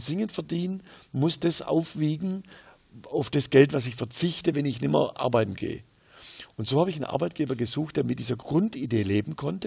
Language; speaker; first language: German; native; German